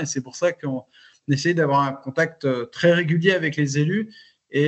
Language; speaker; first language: French; native; French